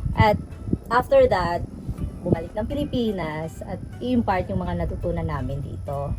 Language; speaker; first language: Filipino; non-native, local second language; Cebuano